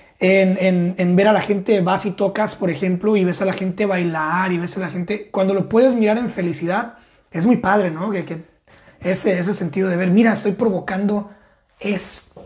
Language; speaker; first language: Spanish; native; Spanish